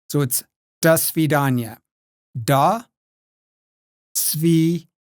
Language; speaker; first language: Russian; non-native, learner; English